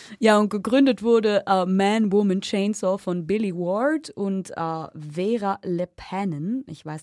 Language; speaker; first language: German; native; German